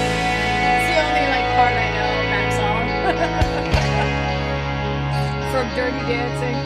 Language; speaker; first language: English; native; English